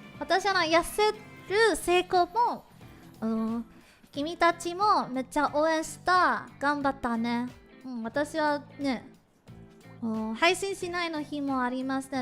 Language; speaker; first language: Japanese; non-native, learner; English